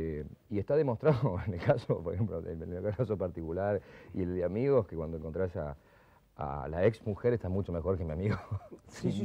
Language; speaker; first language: Spanish; native; Spanish